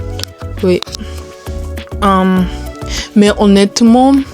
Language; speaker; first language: French; non-native, learner; Japanese